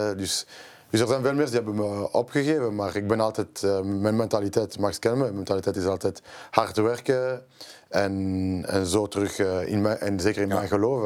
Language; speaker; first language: Dutch; non-native, local second language; French